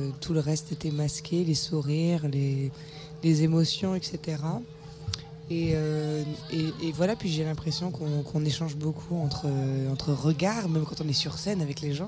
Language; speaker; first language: French; native; French